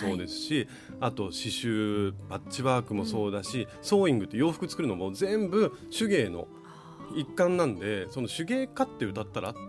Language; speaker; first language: Japanese; native; Japanese